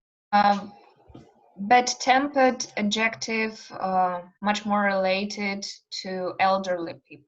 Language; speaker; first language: English; non-native, fluent; Russian